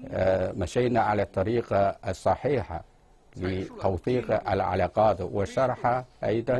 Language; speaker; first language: Arabic; non-native, fluent; Chinese